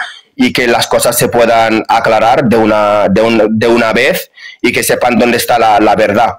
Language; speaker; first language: Spanish; non-native, fluent; Wolof